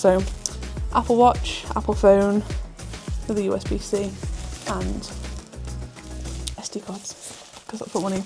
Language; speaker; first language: English; native; English